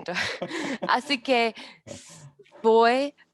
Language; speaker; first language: Spanish; non-native, learner; English